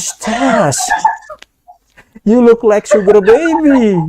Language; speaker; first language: English; non-native, learner; Indonesian